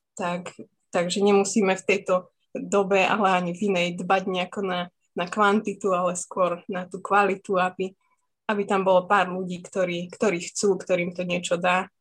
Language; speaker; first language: Slovak; native; Slovak